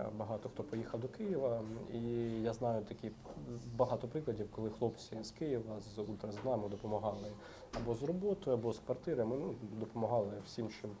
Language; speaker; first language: Ukrainian; non-native, local second language; Russian